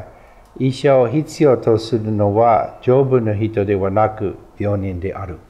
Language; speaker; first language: Japanese; non-native, fluent; English